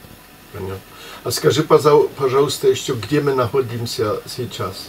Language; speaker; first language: Russian; non-native, learner; German